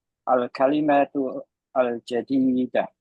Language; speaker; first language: Arabic; non-native, learner; Indonesian